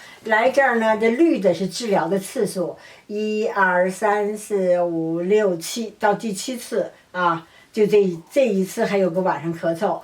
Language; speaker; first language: Chinese; native; Chinese